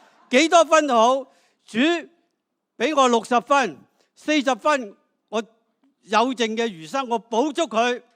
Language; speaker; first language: Cantonese; native; Cantonese